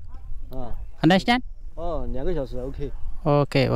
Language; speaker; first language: English; non-native, learner; Nepali